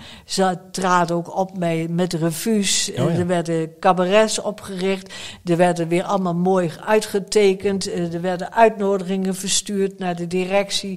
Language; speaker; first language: Dutch; native; Dutch